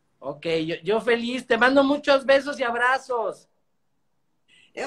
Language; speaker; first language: Portuguese; non-native, learner; Spanish